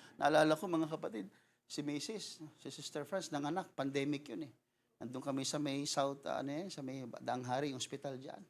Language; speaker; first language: Filipino; non-native, local second language; Cebuano